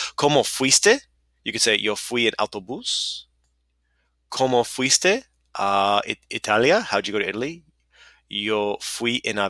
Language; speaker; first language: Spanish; non-native, fluent; English